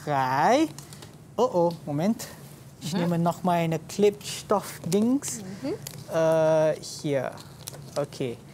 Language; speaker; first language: German; non-native, learner; Malay